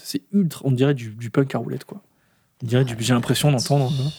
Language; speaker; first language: French; native; French